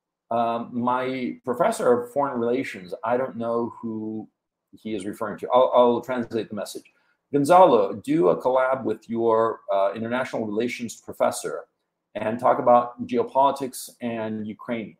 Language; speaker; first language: English; native; English